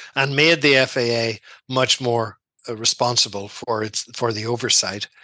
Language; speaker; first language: English; native; English